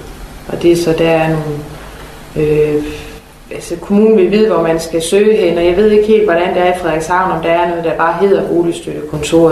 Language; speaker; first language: Danish; native; Danish